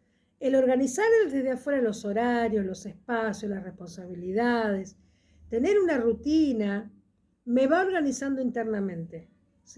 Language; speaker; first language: Spanish; native; Spanish